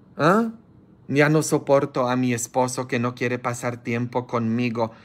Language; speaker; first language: Spanish; non-native, fluent; Polish